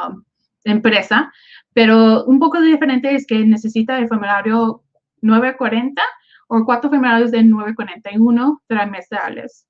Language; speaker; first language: Spanish; early bilingual, other home language; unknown